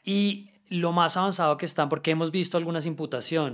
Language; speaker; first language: Spanish; native; Spanish